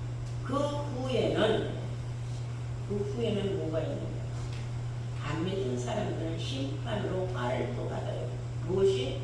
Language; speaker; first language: Korean; native; Korean